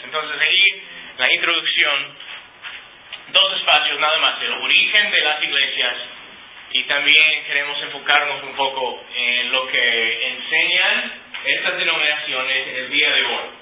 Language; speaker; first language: Spanish; non-native, fluent; English